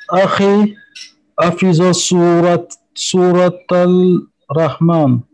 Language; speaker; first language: Arabic; non-native, learner; French